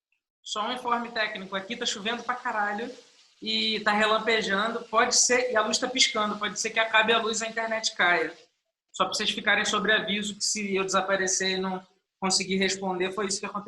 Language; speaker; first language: Portuguese; native; Portuguese